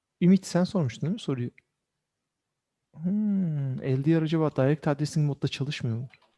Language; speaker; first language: Turkish; native; Turkish